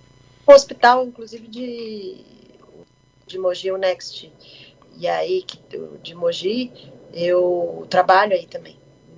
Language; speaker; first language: Portuguese; native; Portuguese